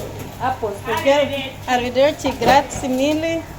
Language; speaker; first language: Italian; non-native, learner; Filipino